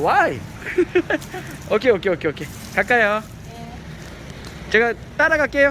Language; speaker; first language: Korean; native; Korean